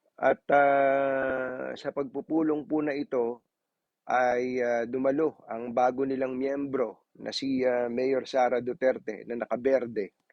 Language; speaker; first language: Filipino; native; Filipino